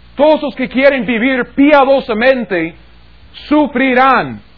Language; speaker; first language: Spanish; non-native, fluent; English